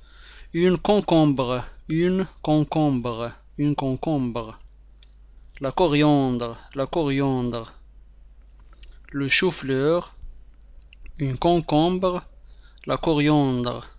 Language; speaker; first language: French; non-native, fluent; Arabic